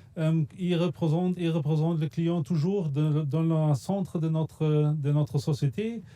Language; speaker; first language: French; non-native, fluent; German